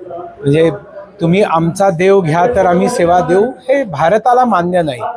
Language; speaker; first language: Marathi; native; Marathi